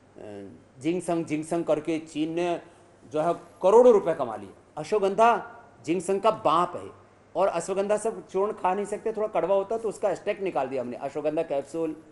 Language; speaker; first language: Hindi; native; Hindi